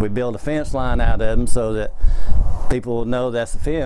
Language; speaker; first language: English; native; English